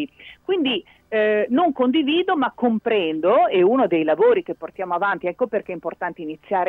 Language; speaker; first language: Italian; native; Italian